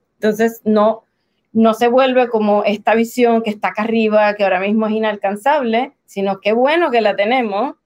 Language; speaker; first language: Spanish; native; Spanish